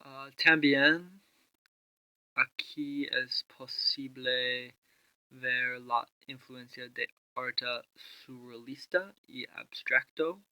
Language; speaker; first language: Spanish; non-native, learner; English